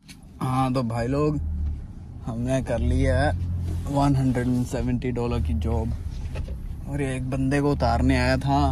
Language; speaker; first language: Hindi; native; Hindi